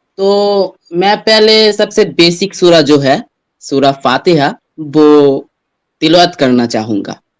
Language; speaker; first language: Hindi; non-native, fluent; Bangla